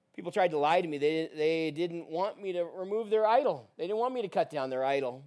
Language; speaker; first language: English; native; English